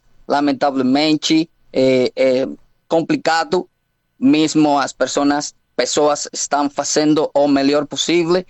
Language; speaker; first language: Portuguese; non-native, fluent; Spanish